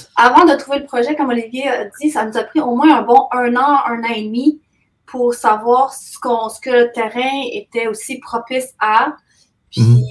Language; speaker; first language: French; native; French